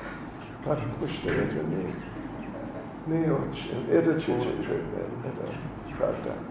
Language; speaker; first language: Russian; non-native, learner; English